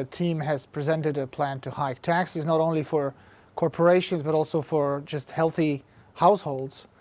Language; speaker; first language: English; non-native, fluent; Lithuanian